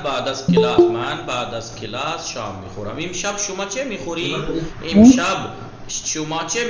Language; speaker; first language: Persian; non-native, fluent; Urdu